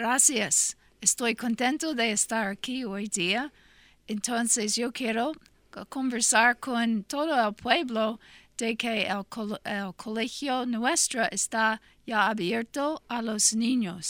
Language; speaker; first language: Spanish; non-native, fluent; English